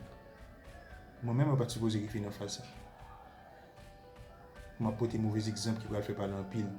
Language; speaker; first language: French; non-native, local second language; Haitian Creole